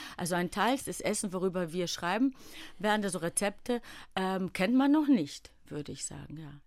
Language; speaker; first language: German; early bilingual, other home language; Greek